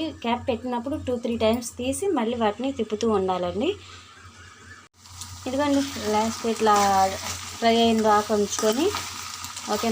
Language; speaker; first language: Telugu; native; Telugu